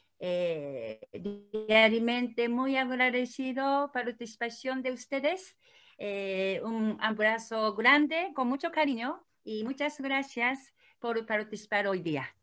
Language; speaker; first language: Spanish; non-native, learner; Korean